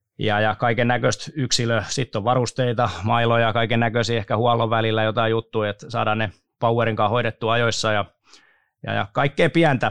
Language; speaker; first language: Finnish; native; Finnish